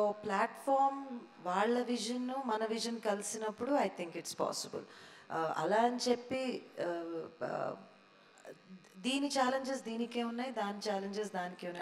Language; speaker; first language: Telugu; native; Telugu